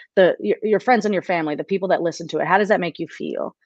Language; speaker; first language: English; native; English